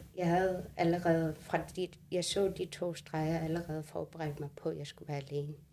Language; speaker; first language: Danish; non-native, local second language; Kalaallisut